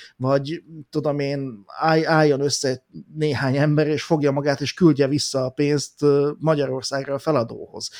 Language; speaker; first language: Hungarian; native; Hungarian